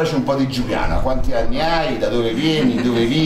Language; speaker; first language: Italian; native; Italian